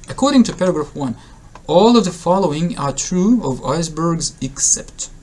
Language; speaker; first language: English; non-native, fluent; Russian